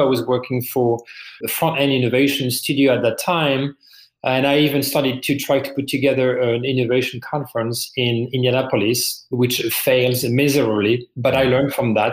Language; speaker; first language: English; non-native, fluent; French